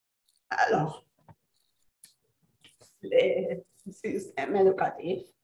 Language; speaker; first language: French; non-native, fluent; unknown